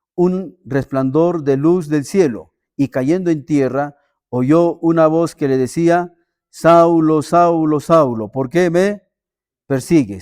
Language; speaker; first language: Spanish; native; Spanish